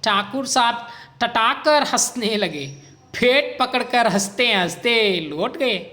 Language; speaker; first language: Hindi; non-native, local second language; Kannada